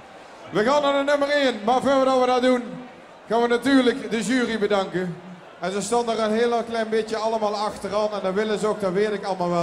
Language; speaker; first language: Dutch; native; Dutch